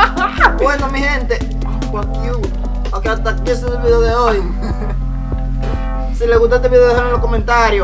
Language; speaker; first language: Spanish; native; Spanish